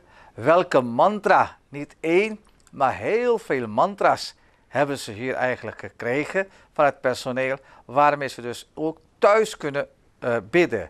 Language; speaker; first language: Dutch; native; Dutch